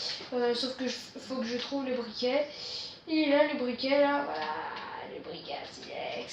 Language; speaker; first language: French; native; French